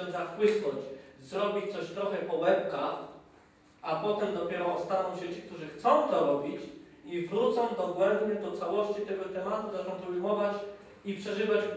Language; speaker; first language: Polish; native; Polish